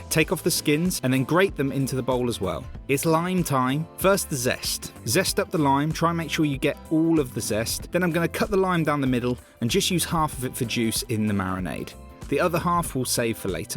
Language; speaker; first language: English; native; English